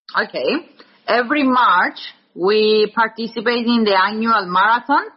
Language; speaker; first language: English; non-native, fluent; Greek